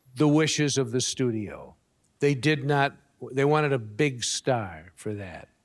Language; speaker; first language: English; native; English